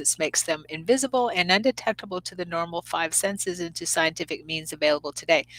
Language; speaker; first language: English; native; English